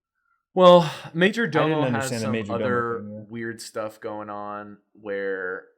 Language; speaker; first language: English; native; English